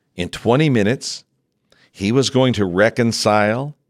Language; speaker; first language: English; native; English